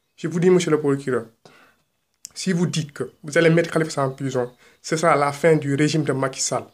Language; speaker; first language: French; non-native, local second language; Wolof